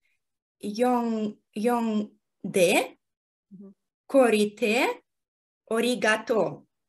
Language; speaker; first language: Japanese; non-native, learner; Russian